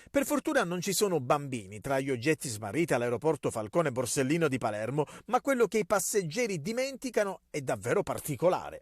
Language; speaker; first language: Italian; native; Italian